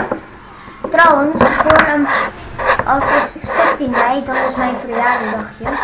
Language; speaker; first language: Dutch; non-native, learner; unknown